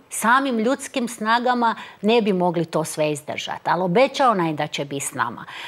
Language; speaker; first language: Croatian; native; Croatian